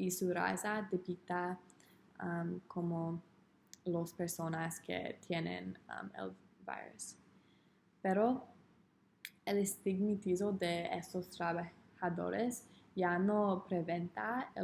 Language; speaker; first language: Spanish; non-native, learner; English